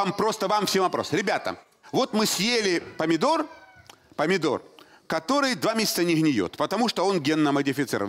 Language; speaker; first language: Russian; native; Russian